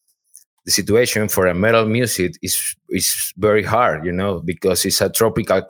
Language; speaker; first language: English; non-native, learner; Spanish